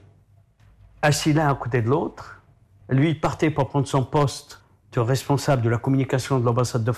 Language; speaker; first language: French; non-native, local second language; Arabic